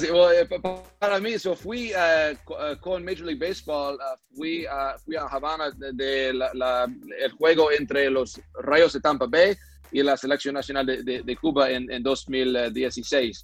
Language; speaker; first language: Spanish; non-native, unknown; English